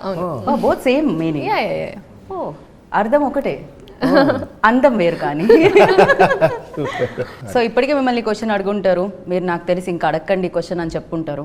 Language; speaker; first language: Telugu; native; Telugu